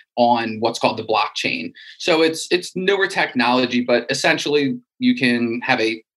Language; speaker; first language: English; native; English